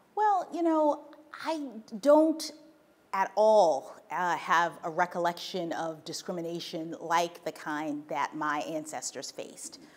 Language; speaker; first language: English; native; English